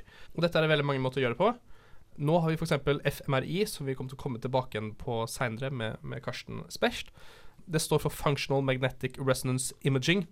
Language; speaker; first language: Norwegian; native; Norwegian